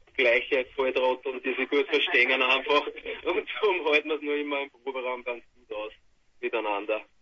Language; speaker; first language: German; native; German